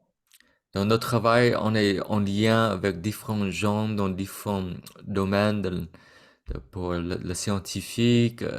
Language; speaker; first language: French; non-native, fluent; Vietnamese